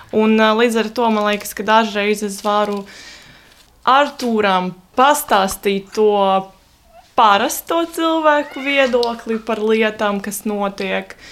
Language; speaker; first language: Latvian; non-native, local second language; Russian